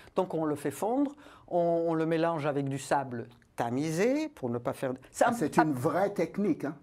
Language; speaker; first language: French; non-native, local second language; Rundi